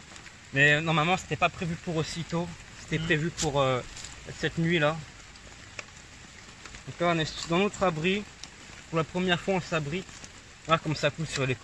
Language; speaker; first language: French; native; French